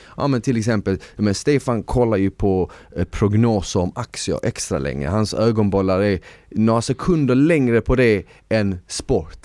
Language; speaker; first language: Swedish; early bilingual, other home language; Bosnian